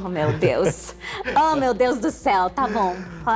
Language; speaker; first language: Portuguese; non-native, fluent; Spanish